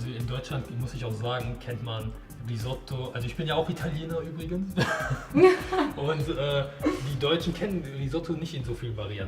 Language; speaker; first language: German; early bilingual, other home language; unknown